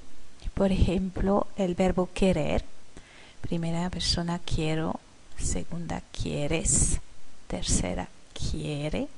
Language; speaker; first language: Spanish; non-native, fluent; French